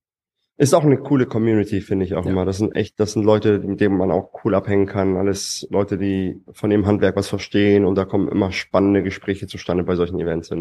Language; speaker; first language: German; native; German